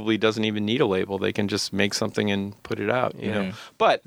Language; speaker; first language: English; native; English